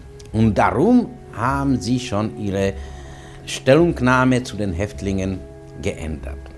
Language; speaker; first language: German; non-native, fluent; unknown